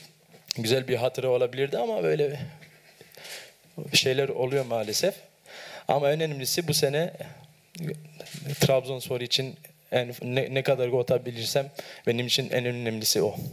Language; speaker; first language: Turkish; early bilingual, heritage; Turkish